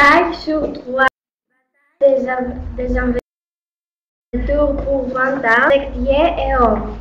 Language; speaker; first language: French; non-native, learner; Greek